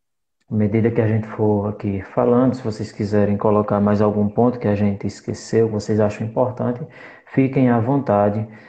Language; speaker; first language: Portuguese; native; Portuguese